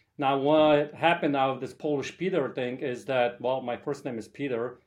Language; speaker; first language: English; early bilingual, other home language; Polish